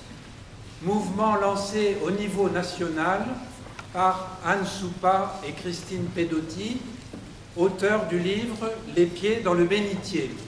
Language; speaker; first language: French; native; French